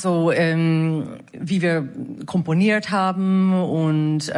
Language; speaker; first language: German; non-native, fluent; English